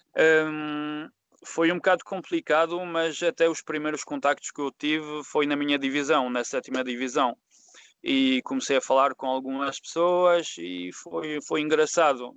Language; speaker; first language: Portuguese; early bilingual, heritage; Portuguese